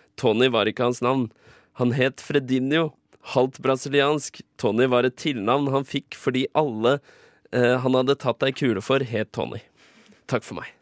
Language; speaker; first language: Norwegian; native; Norwegian